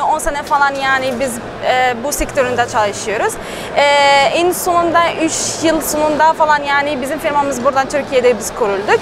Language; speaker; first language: Turkish; non-native, learner; Arabic